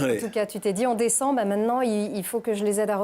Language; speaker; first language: French; native; French